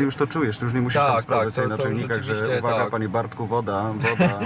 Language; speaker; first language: Polish; native; Polish